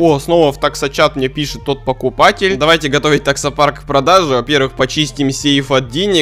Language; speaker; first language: Russian; native; Russian